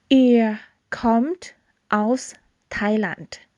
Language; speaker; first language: German; non-native, fluent; Thai